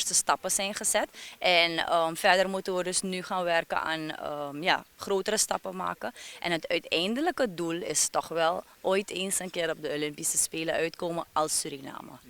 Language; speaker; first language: Dutch; native; Dutch